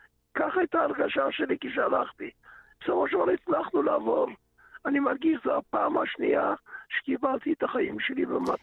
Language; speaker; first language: Hebrew; early bilingual, other home language; Yiddish